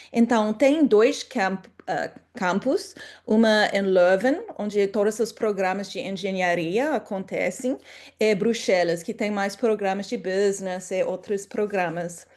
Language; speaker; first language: Portuguese; non-native, fluent; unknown